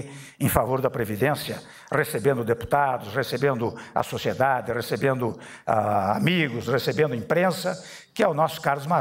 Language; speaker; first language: Portuguese; native; Portuguese